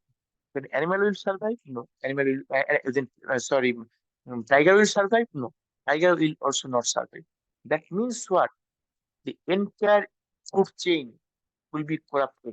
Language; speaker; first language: English; non-native, local second language; Bangla